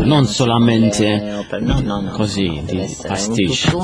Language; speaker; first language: Italian; non-native, fluent; Maltese